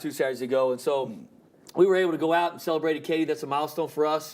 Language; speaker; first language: English; native; English